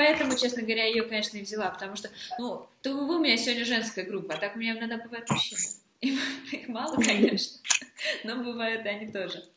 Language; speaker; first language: Russian; native; Russian